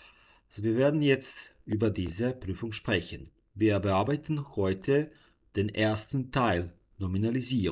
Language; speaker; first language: German; non-native, fluent; Serbian